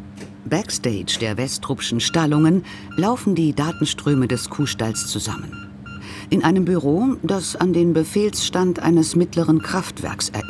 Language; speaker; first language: German; native; German